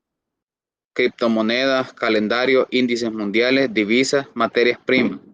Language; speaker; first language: Spanish; native; Spanish